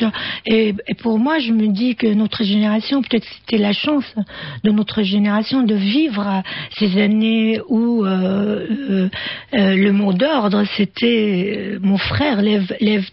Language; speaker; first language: French; non-native, fluent; Arabic